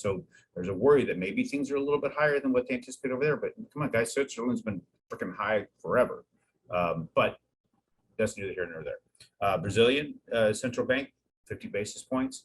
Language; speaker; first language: English; native; English